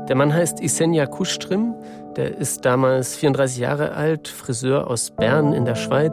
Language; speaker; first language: German; native; German